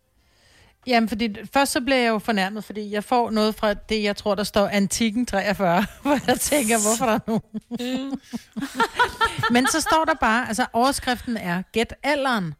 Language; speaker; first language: Danish; native; Danish